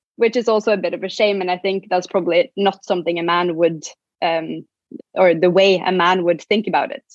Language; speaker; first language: English; non-native, fluent; Norwegian